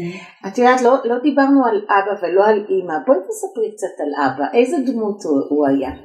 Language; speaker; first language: Hebrew; native; Hebrew